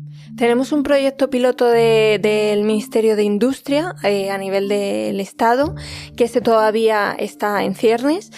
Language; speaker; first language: Spanish; native; Spanish